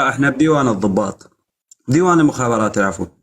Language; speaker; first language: Arabic; native; Arabic